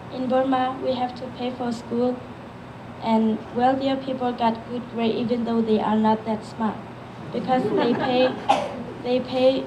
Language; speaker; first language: English; early bilingual, other home language; Burmese